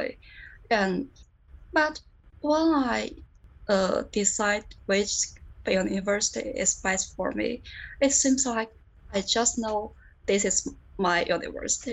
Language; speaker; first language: English; non-native, learner; Chinese